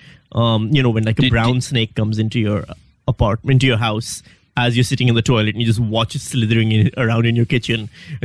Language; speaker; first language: English; non-native, local second language; Urdu